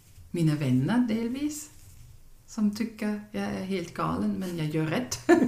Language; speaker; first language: Swedish; non-native, fluent; German